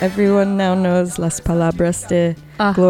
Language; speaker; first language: Spanish; non-native, learner; English